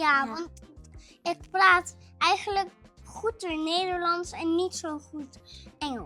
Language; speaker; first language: Dutch; early bilingual, other home language; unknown